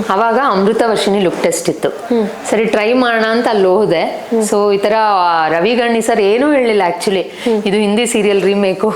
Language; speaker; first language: Kannada; non-native, local second language; Telugu